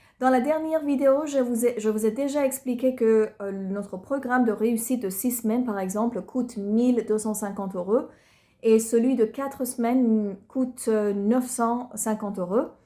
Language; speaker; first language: French; non-native, fluent; Persian